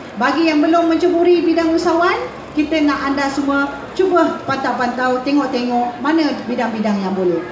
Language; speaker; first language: Malay; native; Malay